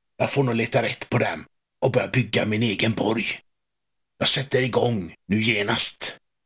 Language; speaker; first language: Swedish; native; Swedish